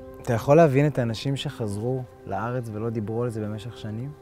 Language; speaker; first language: Hebrew; native; Hebrew